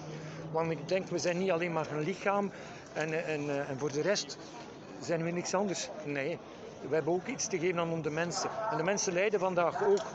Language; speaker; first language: Dutch; non-native, local second language; French